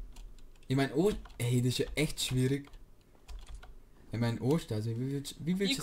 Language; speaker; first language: German; native; German